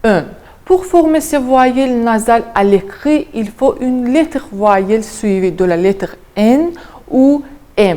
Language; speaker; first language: French; non-native, fluent; Azerbaijani